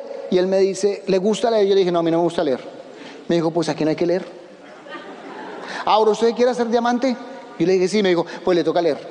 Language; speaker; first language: Spanish; native; Spanish